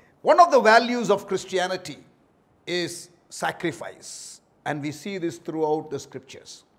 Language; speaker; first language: English; non-native, local second language; Tamil